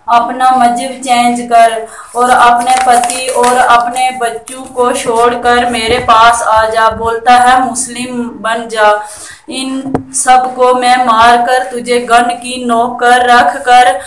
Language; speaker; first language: Hindi; native; Hindi